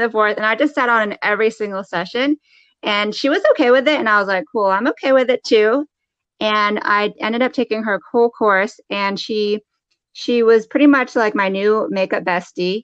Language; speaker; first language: English; native; English